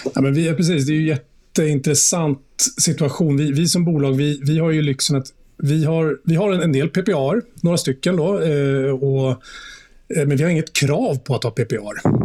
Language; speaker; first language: Swedish; native; Swedish